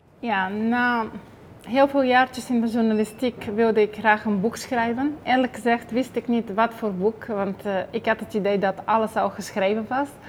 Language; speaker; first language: Dutch; non-native, fluent; Bulgarian